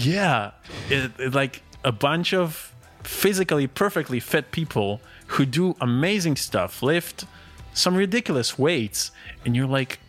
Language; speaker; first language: English; early bilingual, other home language; Russian